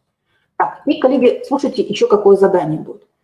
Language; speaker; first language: Russian; native; Russian